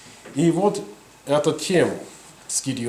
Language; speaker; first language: Russian; non-native, fluent; English